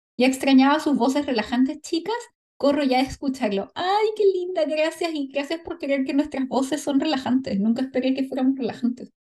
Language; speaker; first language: Spanish; native; Spanish